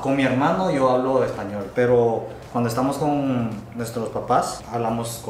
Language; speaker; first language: Spanish; early bilingual, other home language; Korean